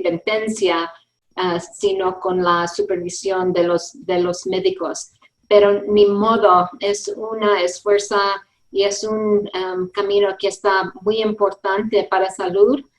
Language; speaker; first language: Spanish; early bilingual, heritage; English